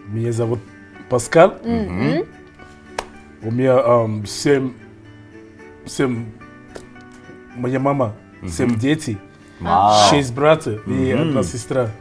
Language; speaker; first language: Russian; non-native, learner; English